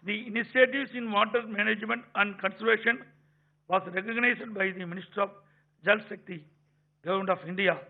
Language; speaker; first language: English; non-native, local second language; Tamil